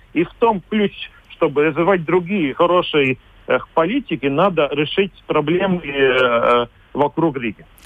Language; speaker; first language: Russian; non-native, local second language; Latvian